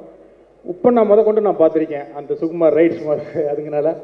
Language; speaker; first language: Tamil; non-native, local second language; Telugu